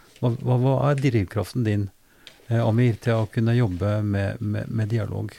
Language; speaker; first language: Norwegian; native; Norwegian